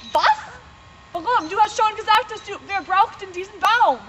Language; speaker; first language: German; non-native, learner; English